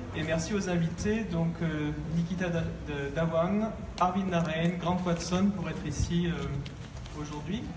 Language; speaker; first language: French; native; French